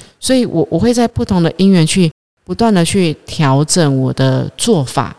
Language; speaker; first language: Chinese; native; Chinese